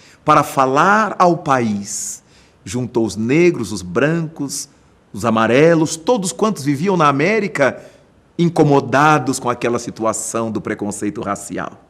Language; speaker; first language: Portuguese; native; Portuguese